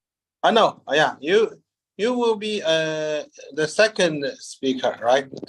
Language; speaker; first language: English; non-native, learner; Chinese